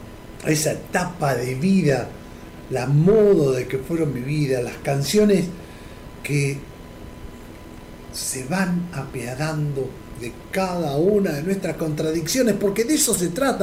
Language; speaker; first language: Spanish; native; Spanish